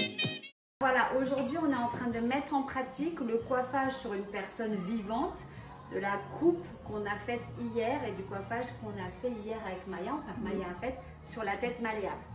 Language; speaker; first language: French; native; French